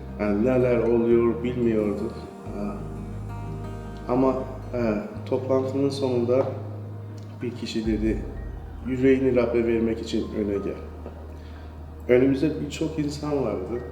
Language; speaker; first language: Turkish; non-native, fluent; Persian